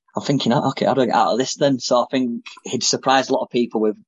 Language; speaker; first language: English; native; English